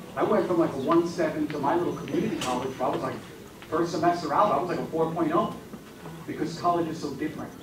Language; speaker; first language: English; early bilingual, other home language; Spanish